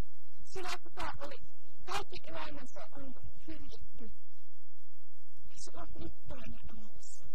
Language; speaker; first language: Finnish; early bilingual, heritage; Finnish